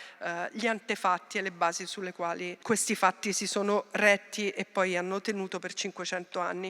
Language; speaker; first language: Italian; native; Italian